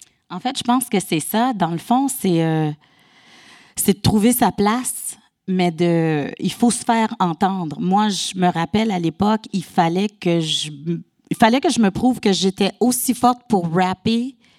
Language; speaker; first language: French; native; French